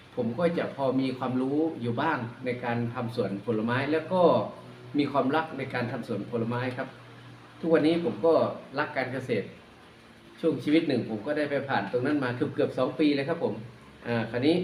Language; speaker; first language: Thai; non-native, local second language; Northeastern Thai